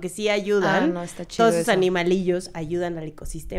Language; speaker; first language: Spanish; native; Spanish